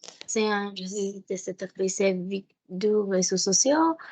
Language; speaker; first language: French; non-native, learner; Spanish